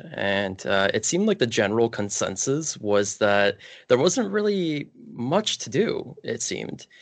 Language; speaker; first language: English; early bilingual, other home language; Polish